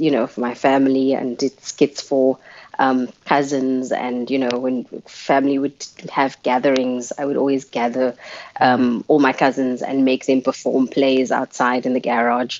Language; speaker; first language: English; non-native, local second language; Afrikaans